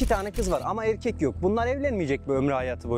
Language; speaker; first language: Turkish; native; Turkish